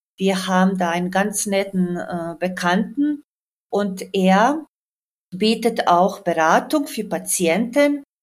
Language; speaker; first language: German; non-native, fluent; Croatian